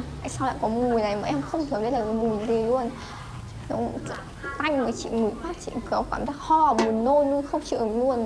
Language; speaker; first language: Vietnamese; native; Vietnamese